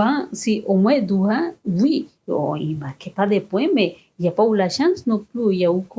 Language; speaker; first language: French; non-native, fluent; Spanish